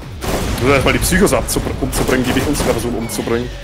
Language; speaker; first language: German; native; German